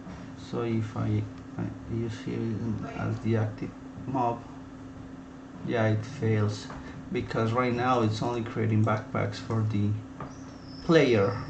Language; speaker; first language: English; non-native, fluent; Spanish